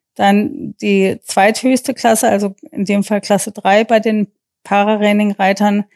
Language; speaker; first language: German; non-native, fluent; English